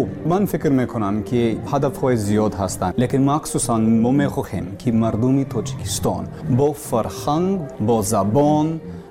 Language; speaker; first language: Persian; non-native, learner; English